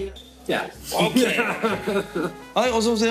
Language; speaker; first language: Italian; non-native, learner; Korean